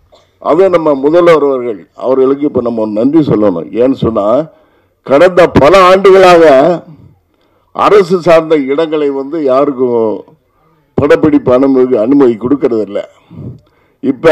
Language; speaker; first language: Tamil; native; Tamil